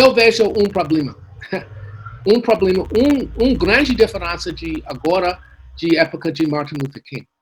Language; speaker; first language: Portuguese; non-native, learner; English